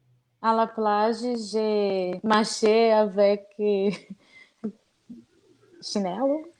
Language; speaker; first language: French; non-native, learner; Portuguese